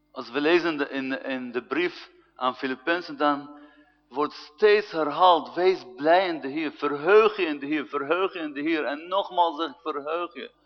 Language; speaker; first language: Dutch; non-native, fluent; Arabic